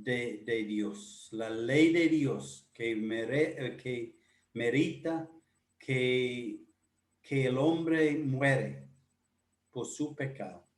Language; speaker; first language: Spanish; non-native, fluent; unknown